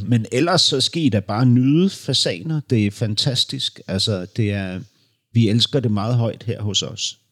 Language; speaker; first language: Danish; native; Danish